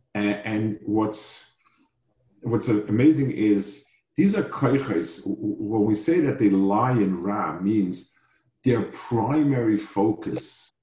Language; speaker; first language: English; native; English